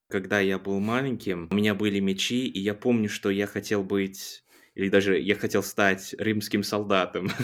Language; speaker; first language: Russian; non-native, fluent; English